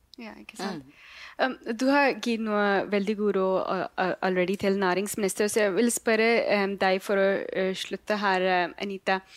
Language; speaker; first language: Norwegian; non-native, learner; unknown